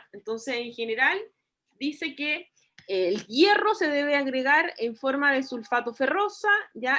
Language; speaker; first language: Spanish; native; Spanish